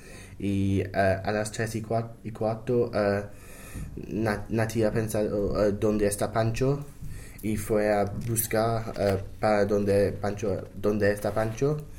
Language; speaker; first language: Spanish; non-native, learner; English